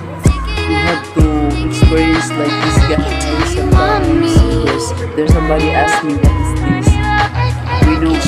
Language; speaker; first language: English; non-native, local second language; Cebuano